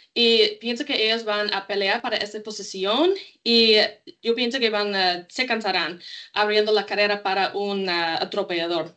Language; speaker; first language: Spanish; non-native, learner; English